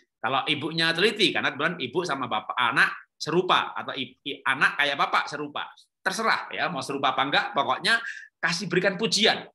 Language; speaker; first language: Indonesian; native; Indonesian